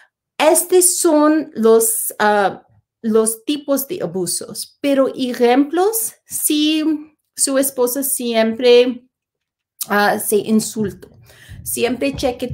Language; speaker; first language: Spanish; non-native, learner; English